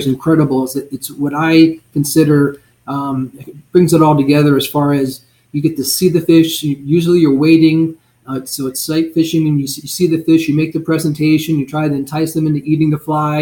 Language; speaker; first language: English; native; English